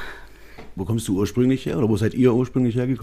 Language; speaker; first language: German; native; German